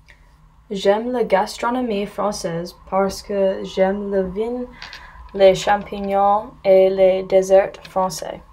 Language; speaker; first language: French; non-native, learner; English